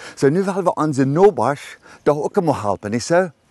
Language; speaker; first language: German; early bilingual, other home language; Low German